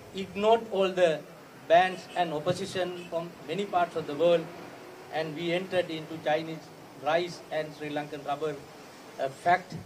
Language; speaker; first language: English; non-native, local second language; Sinhala